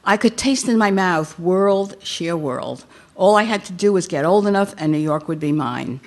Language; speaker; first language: English; native; English